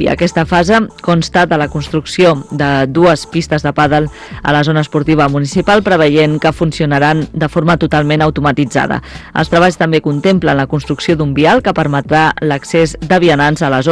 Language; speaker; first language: Catalan; native; Catalan